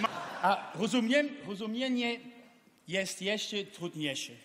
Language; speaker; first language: Polish; non-native, learner; Dutch